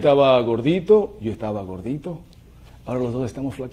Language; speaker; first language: Spanish; native; Spanish